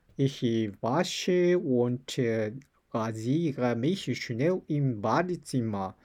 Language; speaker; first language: German; non-native, learner; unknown